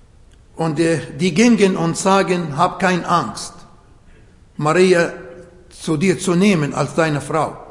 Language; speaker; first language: German; non-native, fluent; Arabic